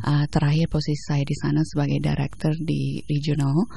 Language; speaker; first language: Indonesian; early bilingual, other home language; English